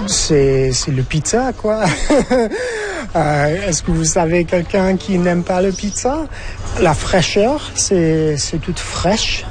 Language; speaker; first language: French; non-native, fluent; English